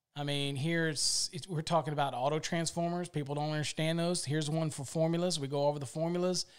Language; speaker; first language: English; native; English